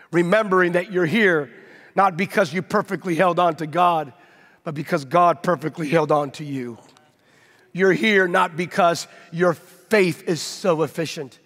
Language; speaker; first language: English; native; English